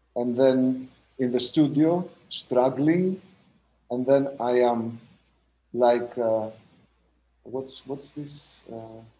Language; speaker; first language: English; non-native, fluent; Greek